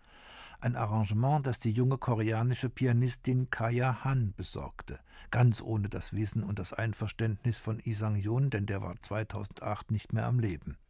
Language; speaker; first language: German; native; German